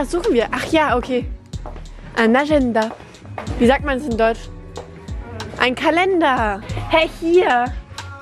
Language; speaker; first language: German; early bilingual, heritage; German